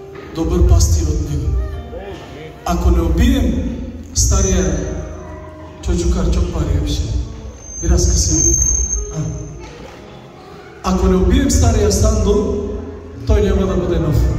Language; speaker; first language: Bulgarian; non-native, local second language; Turkish